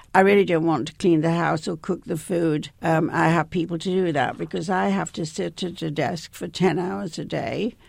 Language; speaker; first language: English; native; English